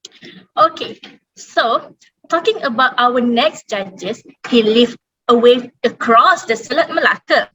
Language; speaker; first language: English; non-native, local second language; Malay